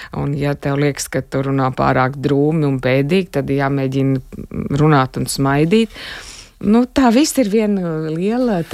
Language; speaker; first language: Latvian; native; Latvian